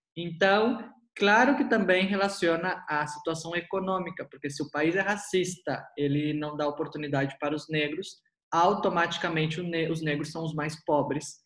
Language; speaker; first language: Portuguese; native; Portuguese